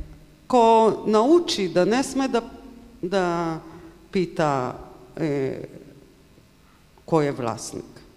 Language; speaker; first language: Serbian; non-native, learner; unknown